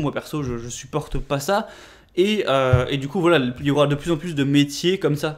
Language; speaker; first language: French; native; French